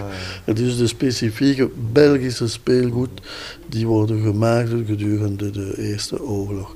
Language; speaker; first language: Dutch; non-native, local second language; French